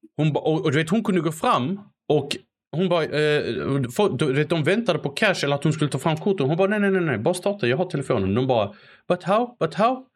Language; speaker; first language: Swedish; early bilingual, other home language; Arabic